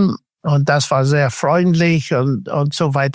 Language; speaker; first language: German; non-native, fluent; English